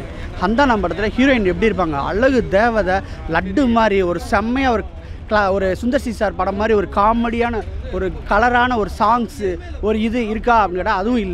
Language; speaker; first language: Tamil; native; Tamil